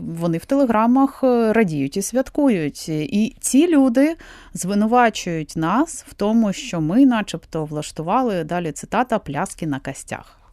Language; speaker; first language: Ukrainian; native; Ukrainian